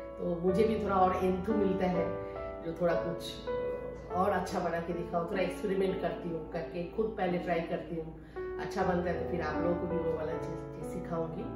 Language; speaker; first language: Hindi; non-native, local second language; Bangla